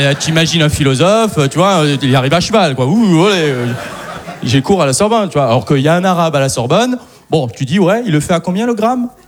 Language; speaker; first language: French; early bilingual, other home language; Arabic